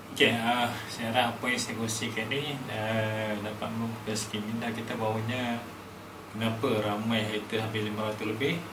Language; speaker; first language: Malay; native; Malay